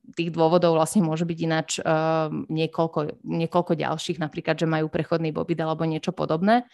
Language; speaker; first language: Slovak; native; Slovak